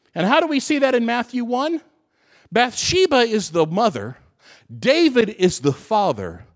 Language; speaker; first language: English; native; English